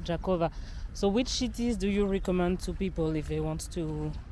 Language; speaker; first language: English; non-native, learner; French